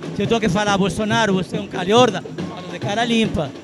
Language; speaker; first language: Portuguese; non-native, fluent; Arabic